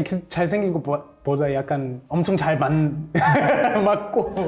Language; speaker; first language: Korean; non-native, fluent; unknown